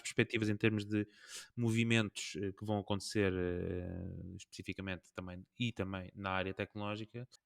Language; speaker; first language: Portuguese; native; Portuguese